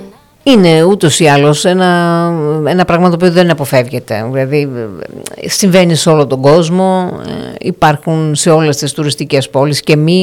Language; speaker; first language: Greek; native; Greek